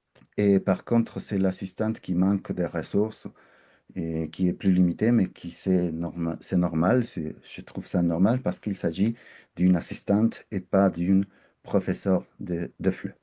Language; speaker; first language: French; non-native, fluent; Spanish